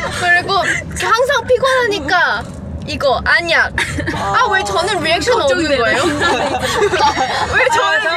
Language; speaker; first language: Korean; non-native, fluent; Thai